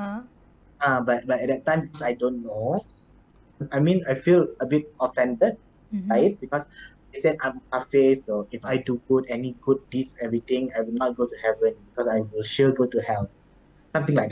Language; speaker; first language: English; non-native, local second language; Thai